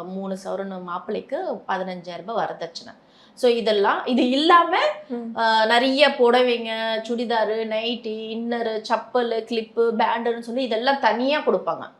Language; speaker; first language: Tamil; native; Tamil